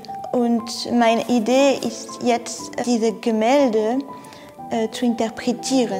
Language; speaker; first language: German; non-native, fluent; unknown